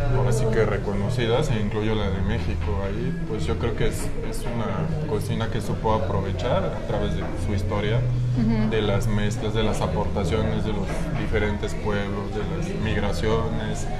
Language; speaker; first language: Spanish; non-native, fluent; French